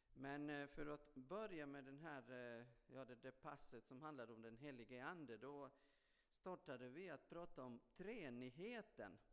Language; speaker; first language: Swedish; non-native, fluent; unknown